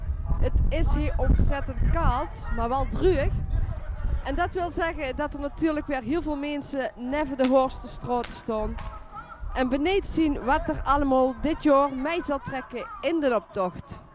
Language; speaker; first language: Dutch; native; Dutch